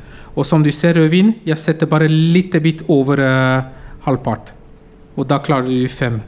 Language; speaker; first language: Norwegian; non-native, fluent; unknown